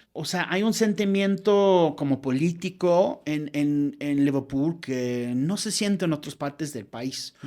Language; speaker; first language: Spanish; non-native, fluent; English